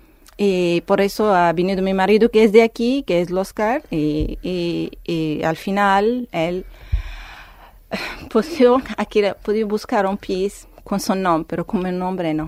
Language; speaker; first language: Spanish; non-native, fluent; Arabic